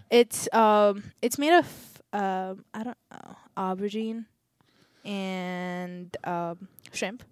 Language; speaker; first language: English; non-native, local second language; Telugu